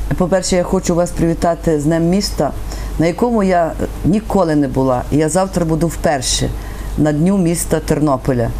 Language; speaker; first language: Ukrainian; native; Ukrainian